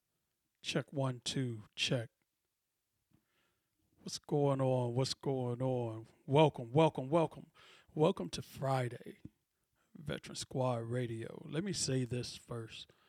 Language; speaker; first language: English; native; English